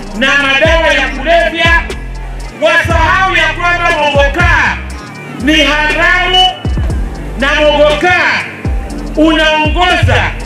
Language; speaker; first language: Swahili; native; Swahili